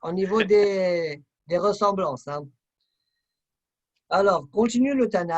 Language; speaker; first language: French; native; French